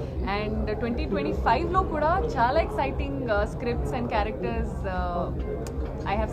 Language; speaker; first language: Telugu; non-native, learner; Hindi